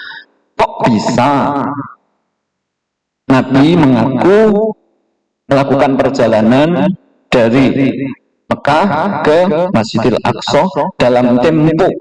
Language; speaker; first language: Indonesian; non-native, local second language; Javanese